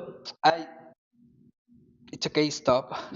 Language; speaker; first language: English; non-native, learner; Spanish